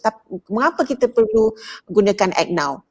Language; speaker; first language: Malay; native; Malay